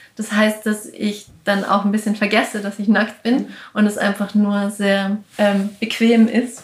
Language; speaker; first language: German; native; German